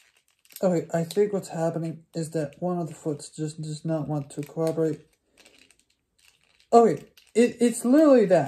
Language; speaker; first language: English; native; English